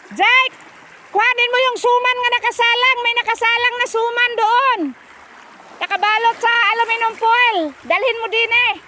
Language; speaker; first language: Filipino; native; Filipino